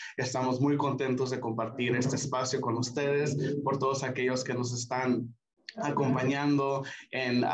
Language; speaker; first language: Spanish; early bilingual, heritage; Spanish